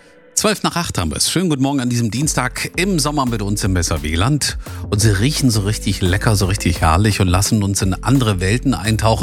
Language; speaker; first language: German; native; German